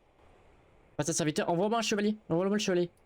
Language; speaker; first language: French; native; French